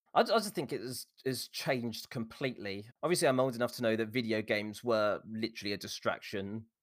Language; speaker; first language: English; native; English